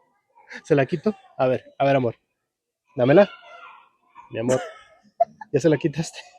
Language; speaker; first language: Spanish; native; Spanish